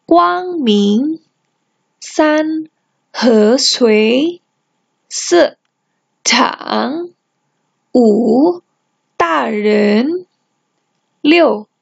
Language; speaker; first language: Chinese; non-native, fluent; Indonesian